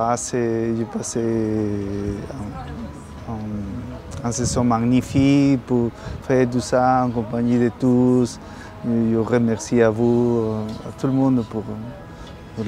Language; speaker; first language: French; non-native, learner; Spanish